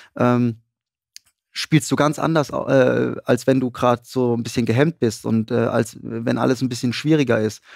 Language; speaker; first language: German; native; German